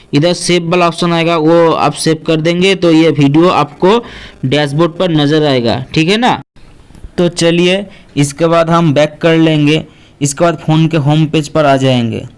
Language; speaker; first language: Hindi; non-native, local second language; Bangla